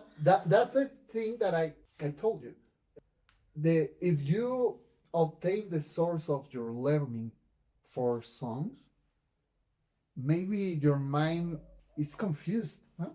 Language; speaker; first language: English; non-native, fluent; Spanish